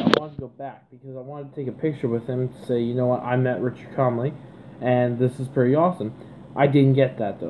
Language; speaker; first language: English; native; English